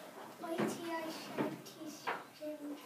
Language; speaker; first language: Welsh; non-native, learner; English